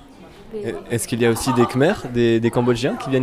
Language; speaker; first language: French; native; French